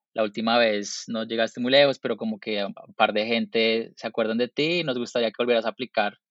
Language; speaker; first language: Spanish; native; Spanish